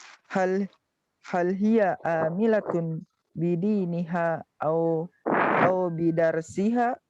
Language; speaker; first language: Arabic; non-native, learner; Indonesian